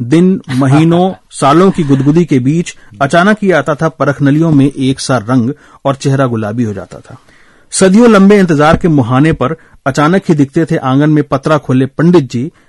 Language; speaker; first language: Hindi; native; Hindi